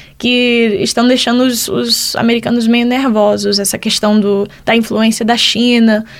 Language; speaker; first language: Portuguese; early bilingual, heritage; Portuguese